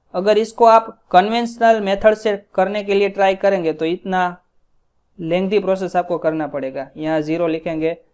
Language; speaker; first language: Hindi; non-native, local second language; Gujarati